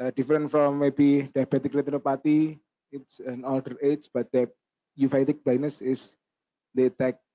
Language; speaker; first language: English; non-native, learner; Indonesian